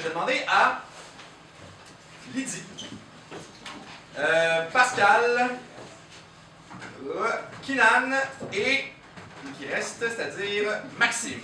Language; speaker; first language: French; native; French